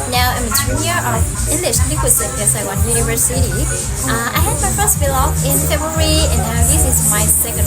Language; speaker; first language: English; non-native, learner; Vietnamese